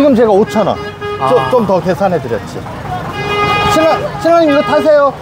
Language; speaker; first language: Korean; native; Korean